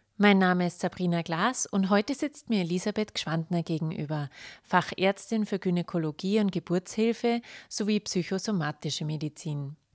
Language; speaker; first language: German; native; German